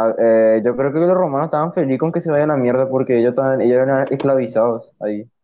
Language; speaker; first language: Spanish; native; Spanish